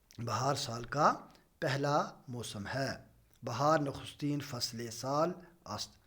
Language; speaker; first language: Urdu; non-native, local second language; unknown